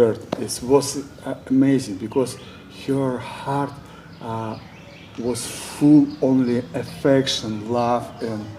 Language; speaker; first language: English; non-native, learner; Russian